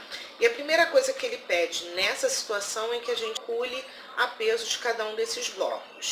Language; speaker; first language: Portuguese; native; Portuguese